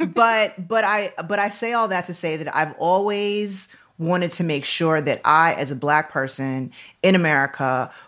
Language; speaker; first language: English; native; English